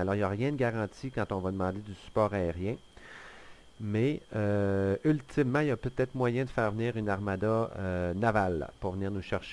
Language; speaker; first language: French; native; French